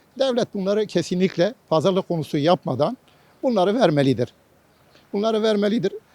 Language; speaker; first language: Turkish; non-native, local second language; Kurdish